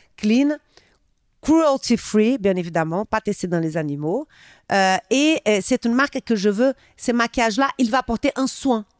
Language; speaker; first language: French; non-native, fluent; Portuguese